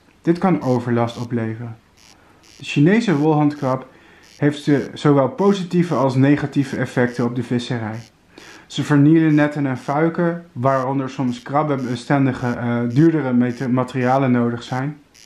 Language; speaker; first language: Dutch; native; Dutch